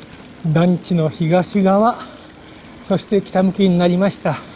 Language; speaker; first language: Japanese; native; Japanese